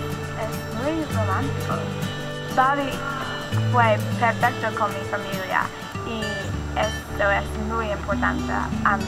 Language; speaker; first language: Spanish; non-native, learner; English